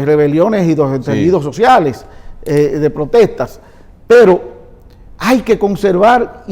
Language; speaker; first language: Spanish; native; Spanish